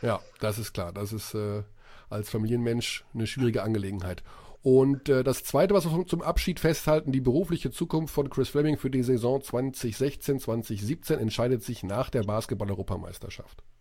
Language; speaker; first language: German; native; German